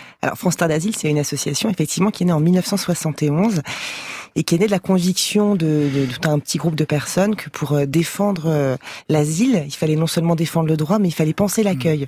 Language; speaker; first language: French; native; French